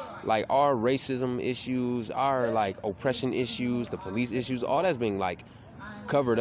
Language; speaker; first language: English; native; English